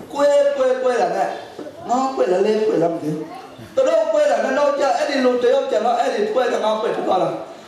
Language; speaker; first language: Burmese; non-native, local second language; Hakha Chin